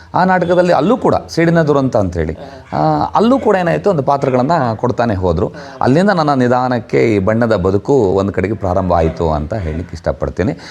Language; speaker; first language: Kannada; non-native, local second language; Konkani